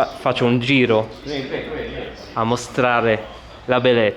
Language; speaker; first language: Italian; non-native, fluent; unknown